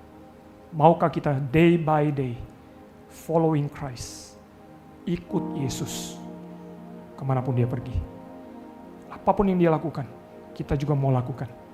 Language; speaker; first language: Indonesian; native; Indonesian